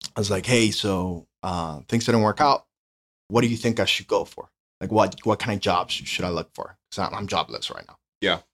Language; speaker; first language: English; non-native, fluent; Spanish